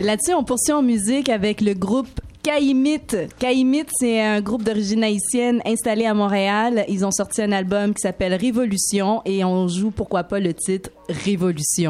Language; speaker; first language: French; native; French